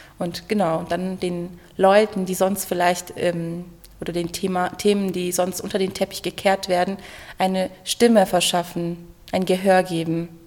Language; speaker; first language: German; early bilingual, other home language; Turkish